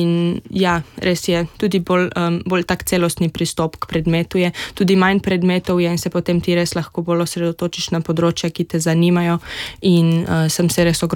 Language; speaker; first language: Slovenian; native; Slovenian